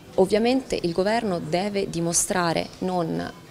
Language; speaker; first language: Italian; native; Italian